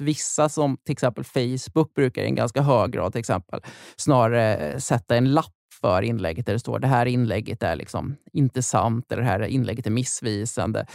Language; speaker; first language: Swedish; native; Swedish